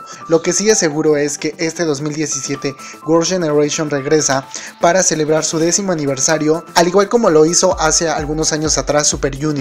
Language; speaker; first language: Spanish; native; Spanish